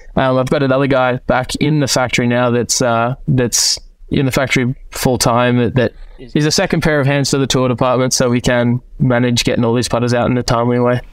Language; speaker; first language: English; native; English